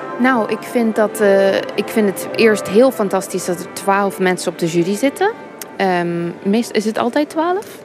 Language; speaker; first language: Dutch; early bilingual, heritage; English